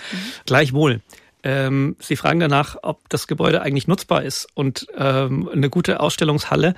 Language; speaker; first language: German; native; German